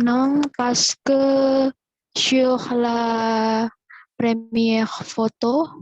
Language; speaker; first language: French; non-native, learner; Indonesian